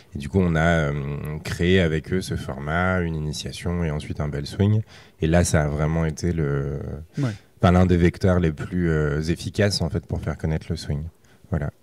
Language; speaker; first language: French; native; French